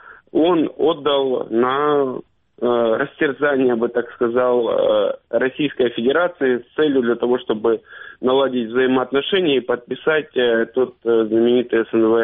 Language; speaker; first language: Russian; native; Russian